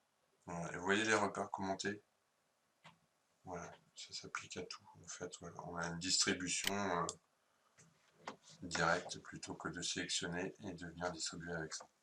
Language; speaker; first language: French; native; French